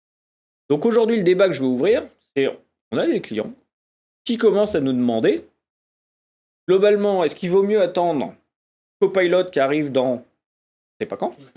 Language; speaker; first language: French; native; French